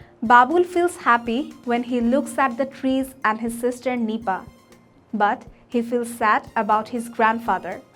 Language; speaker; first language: English; non-native, local second language; Bangla